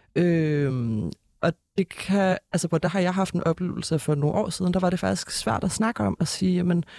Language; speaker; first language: Danish; native; Danish